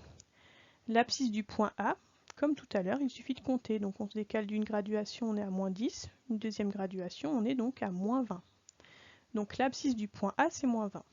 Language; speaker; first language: French; native; French